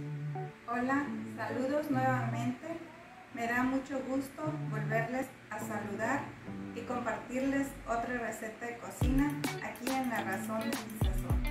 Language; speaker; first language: Spanish; native; Spanish